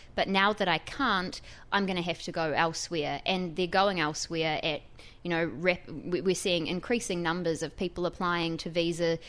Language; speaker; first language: English; native; English